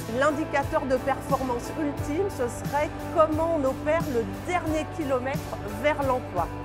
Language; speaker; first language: French; native; French